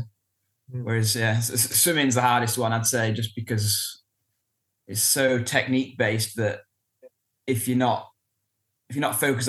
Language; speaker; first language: English; native; English